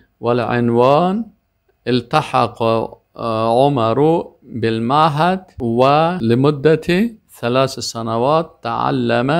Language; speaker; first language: Arabic; non-native, fluent; Persian